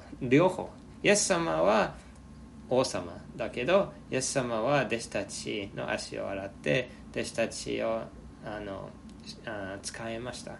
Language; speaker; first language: Japanese; non-native, fluent; English